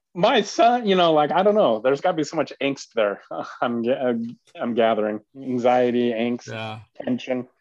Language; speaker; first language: English; native; English